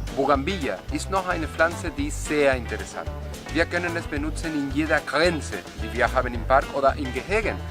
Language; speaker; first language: German; non-native, fluent; Spanish